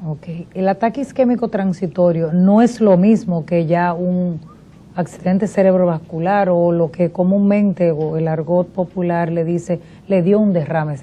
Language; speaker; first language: Spanish; native; Spanish